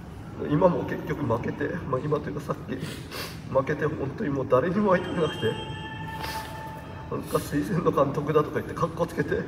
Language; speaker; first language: Japanese; native; Japanese